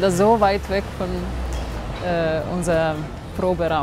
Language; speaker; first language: German; non-native, fluent; Serbian